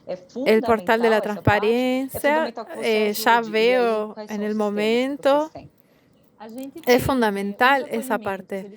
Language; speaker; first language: Spanish; non-native, fluent; Portuguese